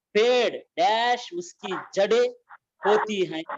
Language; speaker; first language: Hindi; non-native, local second language; Telugu